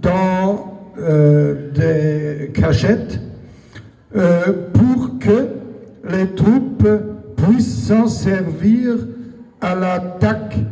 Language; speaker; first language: French; non-native, local second language; Luxembourgish